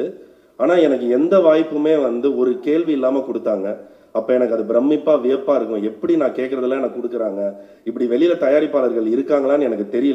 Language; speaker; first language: Tamil; native; Tamil